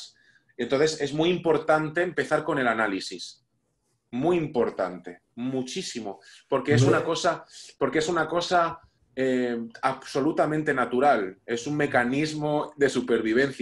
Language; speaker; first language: Spanish; native; Spanish